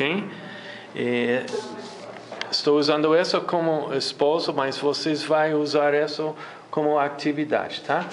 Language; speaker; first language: Portuguese; non-native, fluent; English